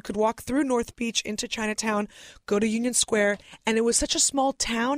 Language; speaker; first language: English; early bilingual, other home language; Russian